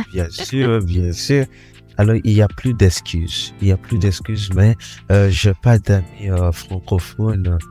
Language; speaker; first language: French; non-native, fluent; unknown